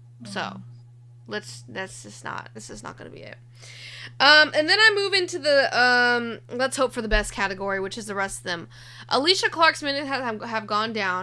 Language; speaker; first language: English; native; English